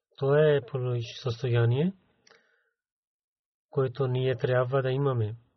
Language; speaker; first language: Bulgarian; non-native, learner; Urdu